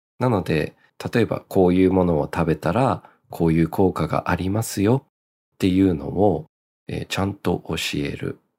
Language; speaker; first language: Japanese; native; Japanese